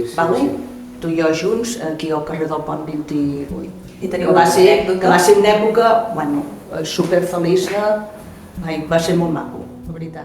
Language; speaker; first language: Catalan; native; Catalan